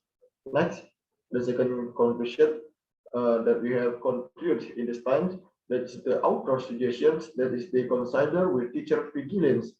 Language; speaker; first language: English; non-native, learner; Indonesian